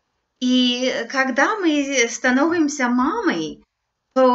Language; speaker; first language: Russian; non-native, fluent; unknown